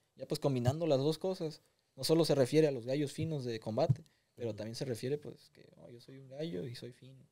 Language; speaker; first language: Spanish; early bilingual, heritage; Spanish